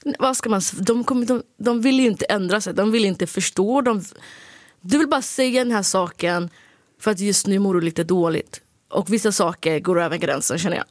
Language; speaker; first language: Swedish; early bilingual, other home language; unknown